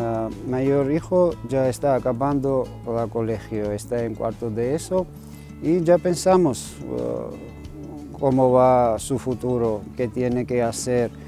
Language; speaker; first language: Spanish; non-native, fluent; Georgian